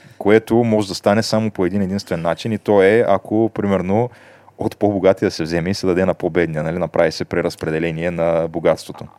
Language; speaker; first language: Bulgarian; native; Bulgarian